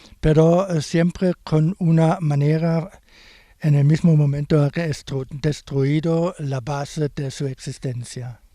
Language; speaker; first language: Spanish; non-native, fluent; German